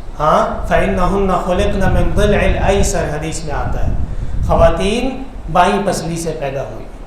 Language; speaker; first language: Urdu; non-native, local second language; Pashto